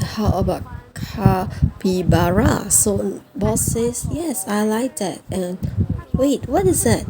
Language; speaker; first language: English; non-native, fluent; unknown